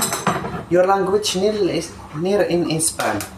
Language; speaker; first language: English; non-native, learner; Arabic